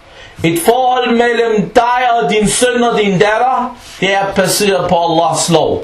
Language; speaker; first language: Danish; early bilingual, other home language; Arabic